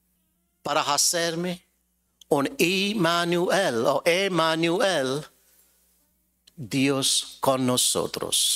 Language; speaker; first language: Spanish; non-native, fluent; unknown